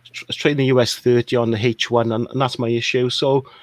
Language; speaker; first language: English; native; English